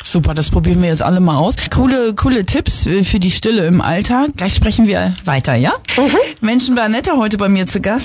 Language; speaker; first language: German; native; German